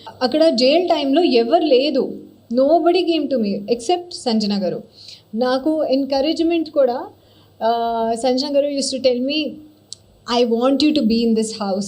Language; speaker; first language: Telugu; non-native, learner; Hindi